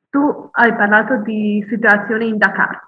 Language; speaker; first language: Italian; non-native, learner; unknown